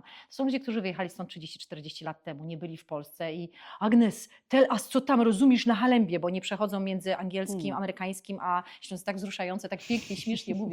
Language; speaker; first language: Polish; native; Polish